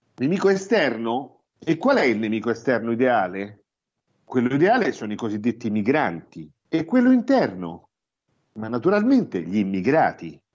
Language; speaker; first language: Italian; native; Italian